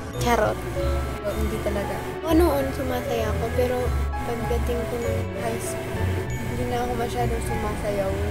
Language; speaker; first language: Filipino; non-native, local second language; Cebuano